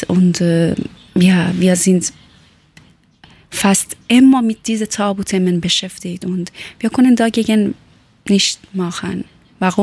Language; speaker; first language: German; non-native, learner; Persian